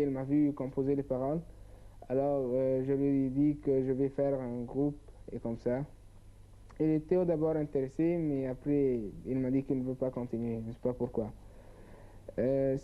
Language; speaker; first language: French; non-native, learner; Arabic